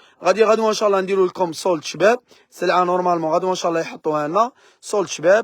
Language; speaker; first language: Arabic; native; Arabic